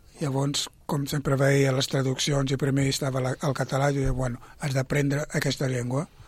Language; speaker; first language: Catalan; non-native, fluent; Portuguese